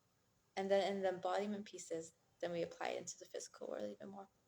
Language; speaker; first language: English; native; English